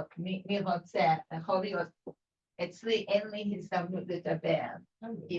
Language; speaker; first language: Hebrew; non-native, learner; English